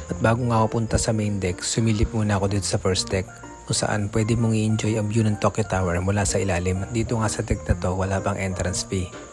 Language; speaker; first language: Filipino; native; Filipino